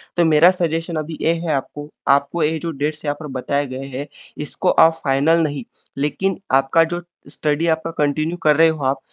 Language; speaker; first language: Hindi; non-native, local second language; Marathi